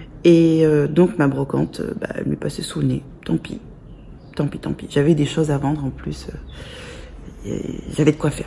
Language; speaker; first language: French; native; French